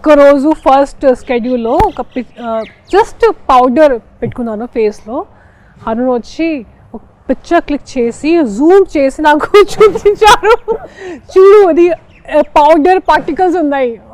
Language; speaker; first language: Telugu; non-native, fluent; Hindi